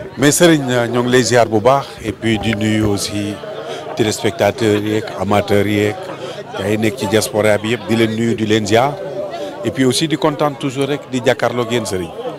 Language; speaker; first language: Wolof; native; Wolof